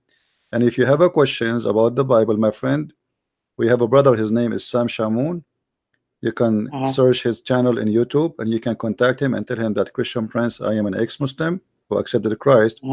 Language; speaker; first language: English; non-native, fluent; Arabic